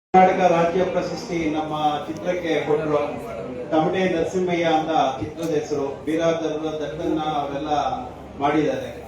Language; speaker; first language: Kannada; non-native, local second language; Telugu